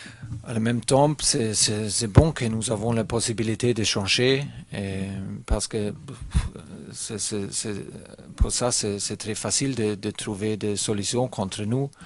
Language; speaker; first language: French; non-native, learner; German